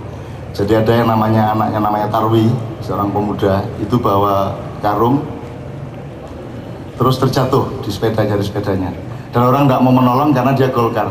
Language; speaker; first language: Indonesian; non-native, local second language; Javanese